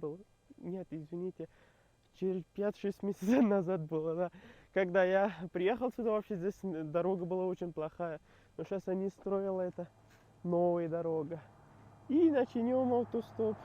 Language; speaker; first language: Russian; non-native, learner; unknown